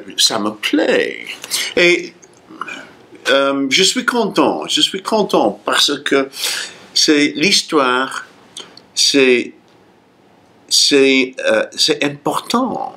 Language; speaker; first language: French; non-native, fluent; English